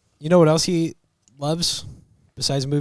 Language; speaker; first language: English; native; English